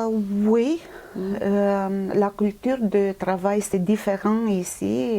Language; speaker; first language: French; non-native, fluent; Romanian